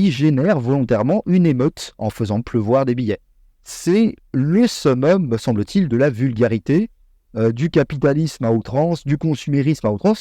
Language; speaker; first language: French; native; French